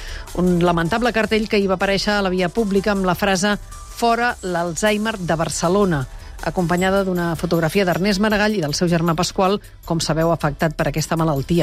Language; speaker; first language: Catalan; native; Catalan